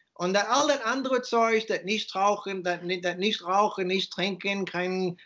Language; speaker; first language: German; early bilingual, heritage; German